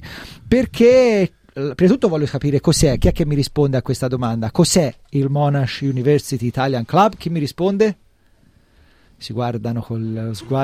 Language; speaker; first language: Italian; native; Italian